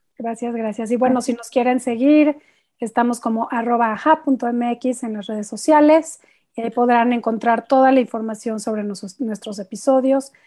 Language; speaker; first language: Spanish; native; Spanish